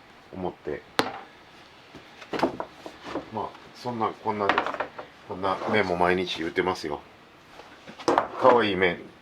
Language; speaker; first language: Japanese; native; Japanese